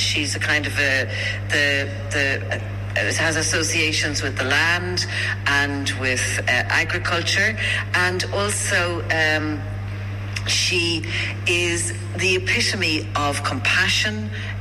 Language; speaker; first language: English; native; English